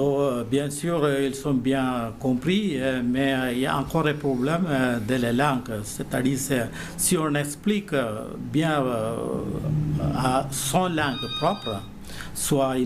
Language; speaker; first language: French; non-native, learner; Malayalam